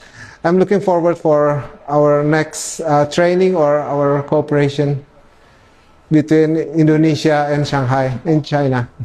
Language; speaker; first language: English; non-native, local second language; Indonesian